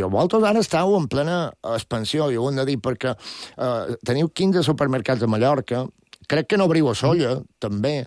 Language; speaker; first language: Catalan; native; Catalan